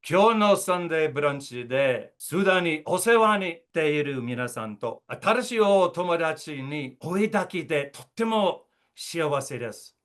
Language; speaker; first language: Japanese; non-native, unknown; English